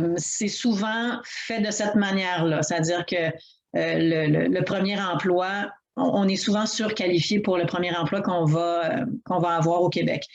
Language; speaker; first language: French; native; French